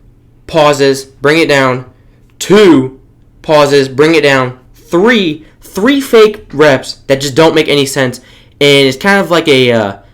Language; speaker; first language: English; native; English